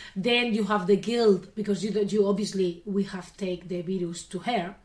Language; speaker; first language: English; non-native, fluent; Spanish